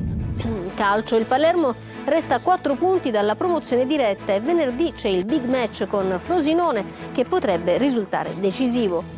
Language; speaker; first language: Italian; native; Italian